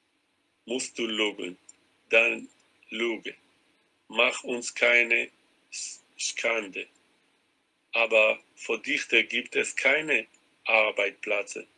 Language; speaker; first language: German; non-native, learner; Hebrew